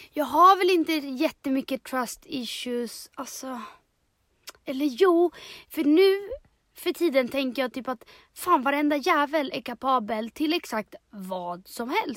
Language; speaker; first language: Swedish; early bilingual, other home language; Spanish